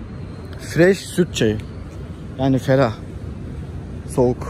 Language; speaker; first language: Turkish; native; Turkish